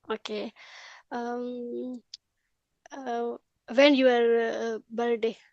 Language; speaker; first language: English; non-native, learner; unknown